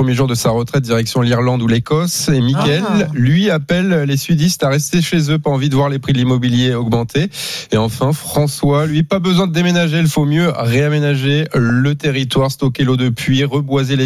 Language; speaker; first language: French; native; French